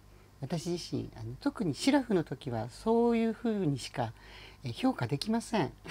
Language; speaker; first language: Japanese; native; Japanese